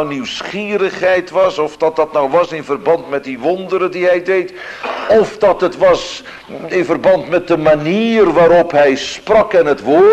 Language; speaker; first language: Dutch; native; Dutch